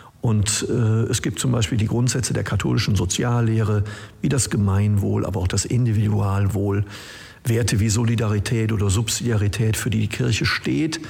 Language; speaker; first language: German; native; German